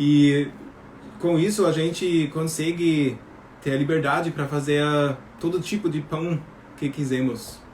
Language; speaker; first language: Portuguese; non-native, fluent; German